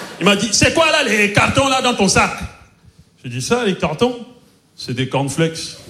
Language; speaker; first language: French; early bilingual, other home language; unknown